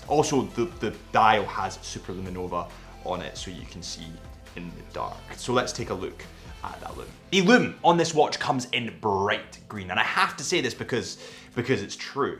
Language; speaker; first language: English; native; English